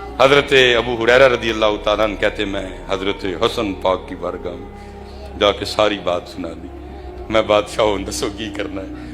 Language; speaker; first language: Urdu; non-native, local second language; Punjabi